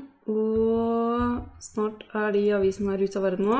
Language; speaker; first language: Norwegian; native; Norwegian